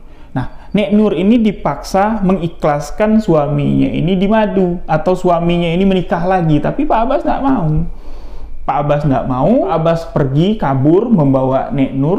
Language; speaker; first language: Indonesian; native; Indonesian